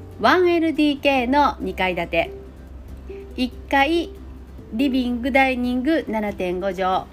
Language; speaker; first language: Japanese; native; Japanese